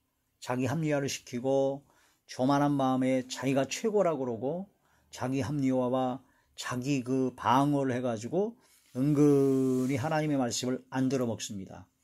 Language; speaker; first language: Korean; native; Korean